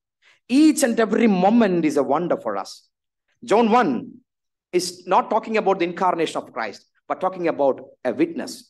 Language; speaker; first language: English; non-native, local second language; Malayalam